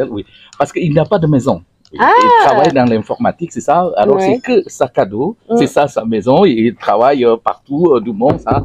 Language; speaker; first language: French; non-native, learner; Indonesian